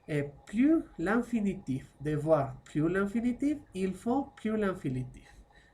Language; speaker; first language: French; non-native, fluent; Spanish